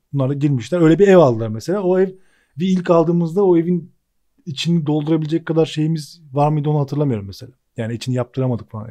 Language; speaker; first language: Turkish; native; Turkish